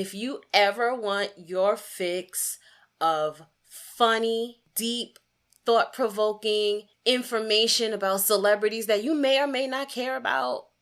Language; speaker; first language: English; native; English